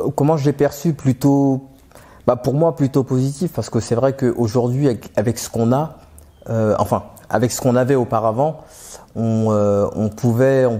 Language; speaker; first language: French; native; French